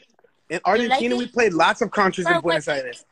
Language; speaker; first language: English; native; English